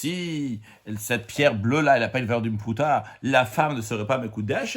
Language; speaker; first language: French; native; French